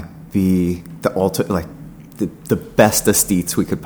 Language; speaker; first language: English; native; English